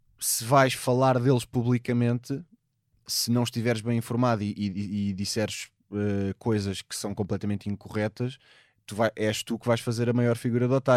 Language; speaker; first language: Portuguese; native; Portuguese